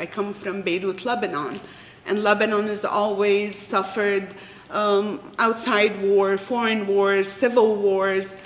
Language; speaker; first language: English; non-native, fluent; Arabic